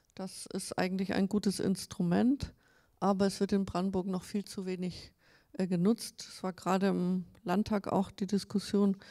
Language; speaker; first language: German; native; German